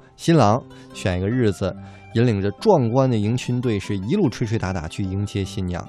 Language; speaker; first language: Chinese; native; Chinese